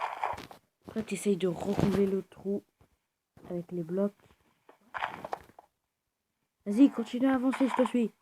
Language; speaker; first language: French; native; French